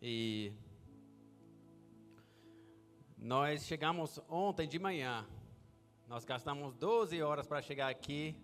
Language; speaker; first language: Portuguese; non-native, fluent; English